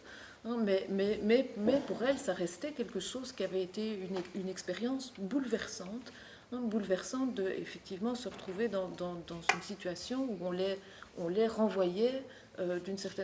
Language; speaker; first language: French; native; French